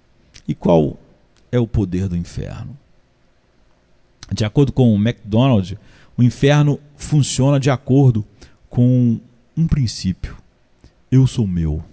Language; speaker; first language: Portuguese; native; Portuguese